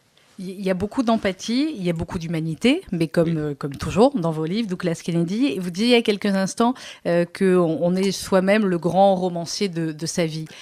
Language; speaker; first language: French; native; French